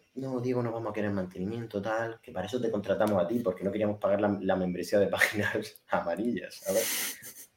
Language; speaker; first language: Spanish; native; Spanish